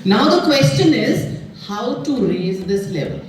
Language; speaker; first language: English; non-native, local second language; Punjabi